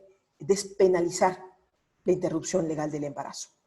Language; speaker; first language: Spanish; native; Spanish